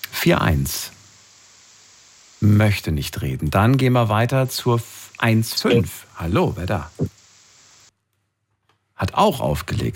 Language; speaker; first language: German; native; German